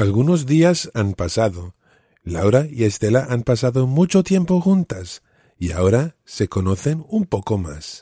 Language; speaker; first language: Spanish; non-native, fluent; English